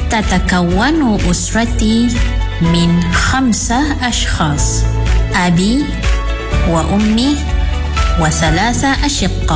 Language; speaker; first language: Arabic; non-native, fluent; Malay